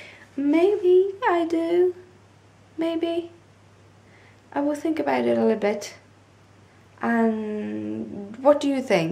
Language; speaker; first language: English; non-native, fluent; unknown